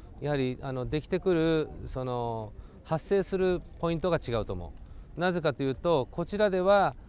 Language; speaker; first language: Japanese; native; Japanese